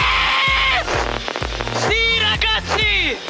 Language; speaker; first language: Italian; non-native, learner; German